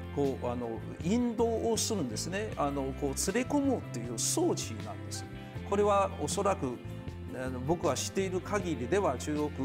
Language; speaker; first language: Japanese; non-native, fluent; Chinese